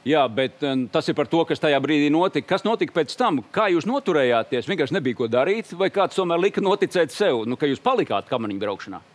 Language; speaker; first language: Latvian; native; Latvian